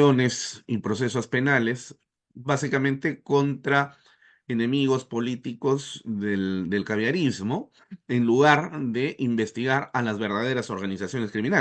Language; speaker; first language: Spanish; native; Spanish